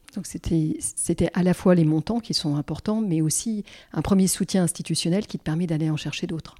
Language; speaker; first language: French; native; French